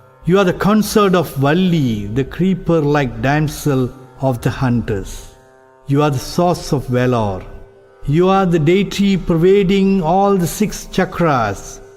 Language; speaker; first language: English; non-native, local second language; Tamil